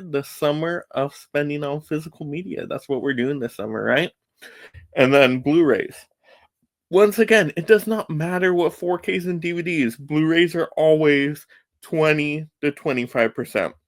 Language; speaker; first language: English; native; English